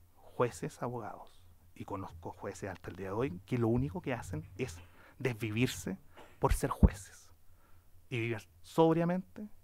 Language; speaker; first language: Spanish; native; Spanish